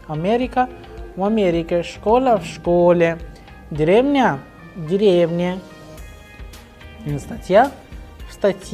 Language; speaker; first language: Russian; non-native, fluent; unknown